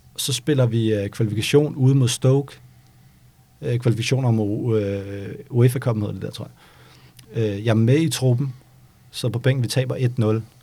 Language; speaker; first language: Danish; early bilingual, other home language; Bosnian